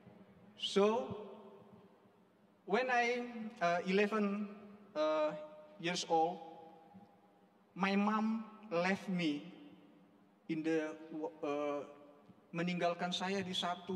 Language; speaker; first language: English; non-native, learner; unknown